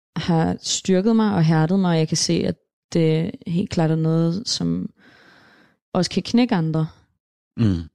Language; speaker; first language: Danish; native; Danish